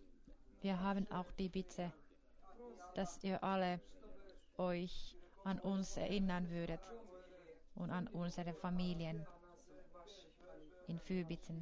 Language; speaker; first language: German; non-native, fluent; Finnish